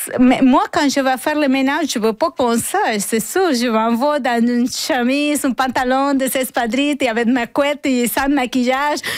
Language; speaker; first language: French; non-native, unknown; Spanish